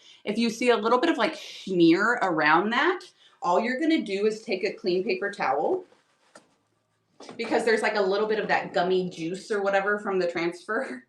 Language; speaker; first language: English; native; English